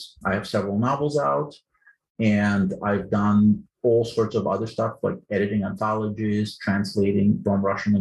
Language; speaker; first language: English; non-native, fluent; Ukrainian